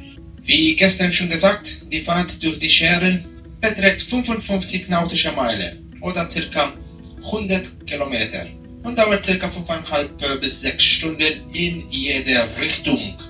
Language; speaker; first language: German; non-native, fluent; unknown